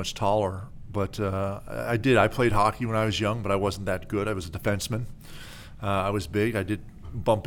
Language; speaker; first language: English; native; English